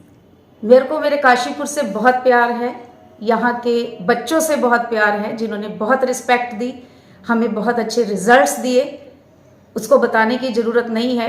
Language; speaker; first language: Hindi; native; Hindi